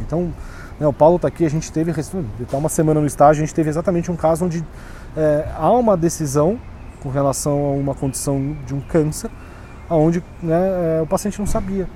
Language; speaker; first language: Portuguese; native; Portuguese